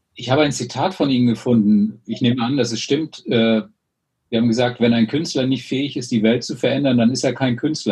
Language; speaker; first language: German; native; German